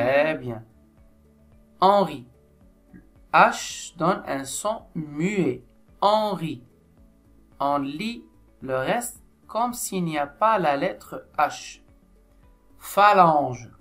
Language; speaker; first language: French; non-native, local second language; Arabic